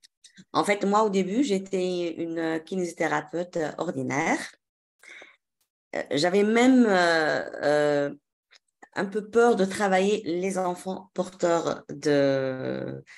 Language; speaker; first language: French; non-native, local second language; Arabic